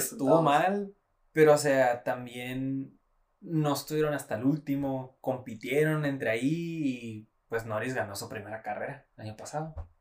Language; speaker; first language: Spanish; native; Spanish